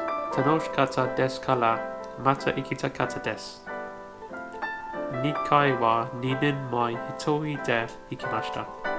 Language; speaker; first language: Japanese; non-native, learner; English